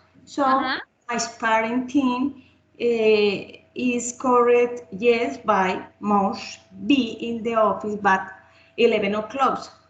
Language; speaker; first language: English; non-native, learner; Spanish